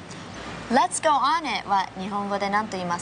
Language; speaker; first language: Japanese; non-native, learner; English